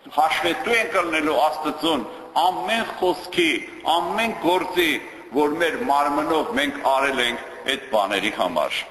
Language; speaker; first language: Armenian; native; Armenian